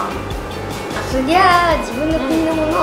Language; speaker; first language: Japanese; non-native, learner; Chinese